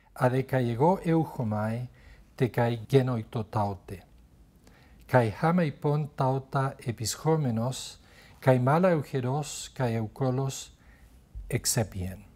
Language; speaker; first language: Greek; non-native, fluent; Spanish